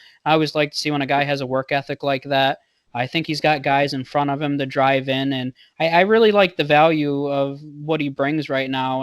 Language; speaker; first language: English; native; English